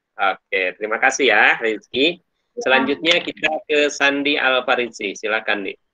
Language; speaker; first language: Indonesian; native; Indonesian